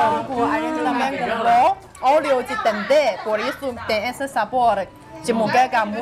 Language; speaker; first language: Portuguese; non-native, fluent; Chinese